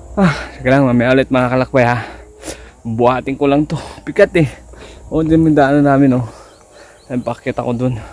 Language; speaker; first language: Filipino; non-native, local second language; Iloko